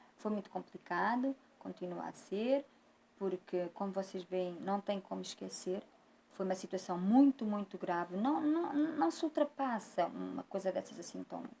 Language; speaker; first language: Portuguese; native; Portuguese